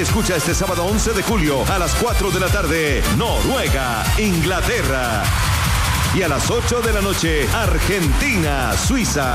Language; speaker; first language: Spanish; native; Spanish